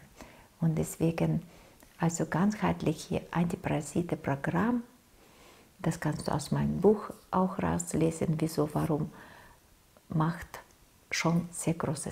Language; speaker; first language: German; non-native, fluent; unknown